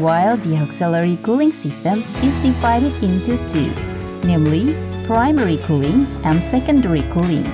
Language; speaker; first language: English; non-native, fluent; Indonesian